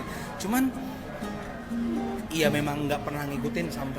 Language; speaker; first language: Indonesian; non-native, local second language; Achinese